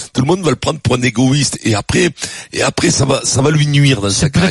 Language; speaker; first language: French; native; French